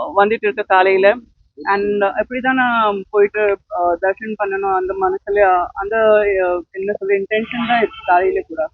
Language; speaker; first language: Tamil; non-native, learner; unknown